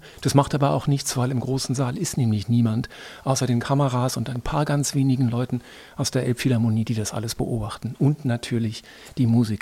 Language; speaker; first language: German; native; German